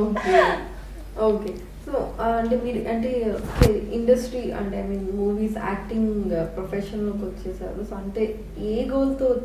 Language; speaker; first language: Telugu; native; Telugu